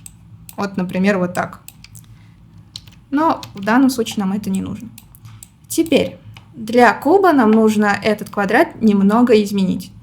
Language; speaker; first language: Russian; native; Russian